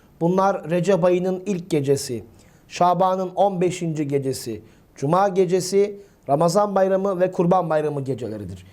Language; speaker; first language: Turkish; native; Turkish